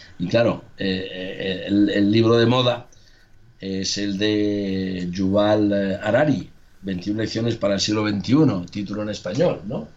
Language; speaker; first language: Spanish; native; Spanish